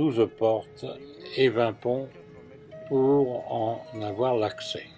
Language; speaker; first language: French; native; French